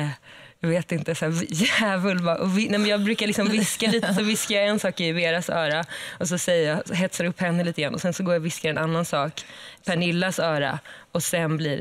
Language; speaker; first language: Swedish; native; Swedish